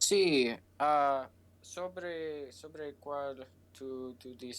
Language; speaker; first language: Spanish; non-native, learner; English